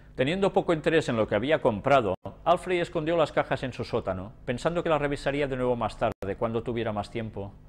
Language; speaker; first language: Spanish; native; Spanish